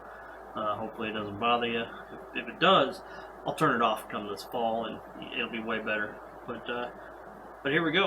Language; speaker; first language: English; native; English